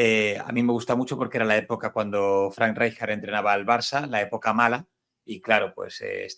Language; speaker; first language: Spanish; native; Spanish